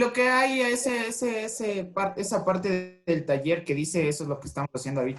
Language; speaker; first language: Spanish; native; Spanish